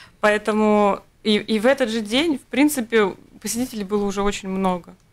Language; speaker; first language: Russian; native; Russian